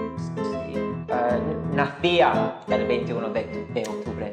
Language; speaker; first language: Spanish; non-native, learner; English